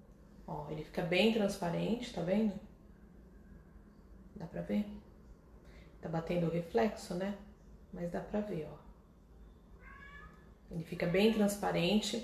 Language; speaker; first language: Portuguese; native; Portuguese